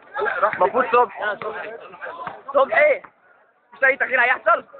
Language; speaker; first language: Arabic; native; Arabic